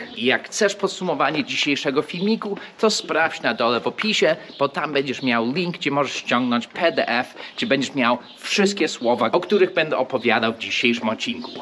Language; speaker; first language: Polish; early bilingual, heritage; English